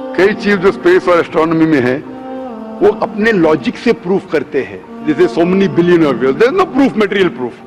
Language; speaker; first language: Hindi; non-native, local second language; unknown